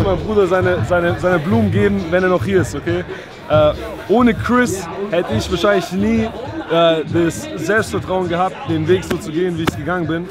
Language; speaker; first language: German; native; German